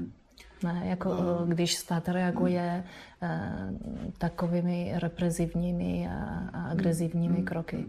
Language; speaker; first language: Czech; non-native, fluent; Spanish